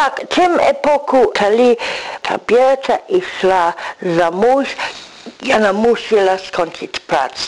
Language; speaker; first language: Belarusian; non-native, learner; English